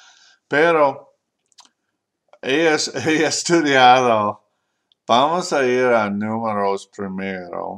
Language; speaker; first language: Spanish; non-native, learner; English